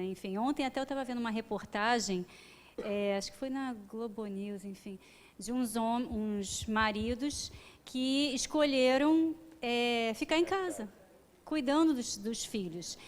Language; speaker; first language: Portuguese; native; Portuguese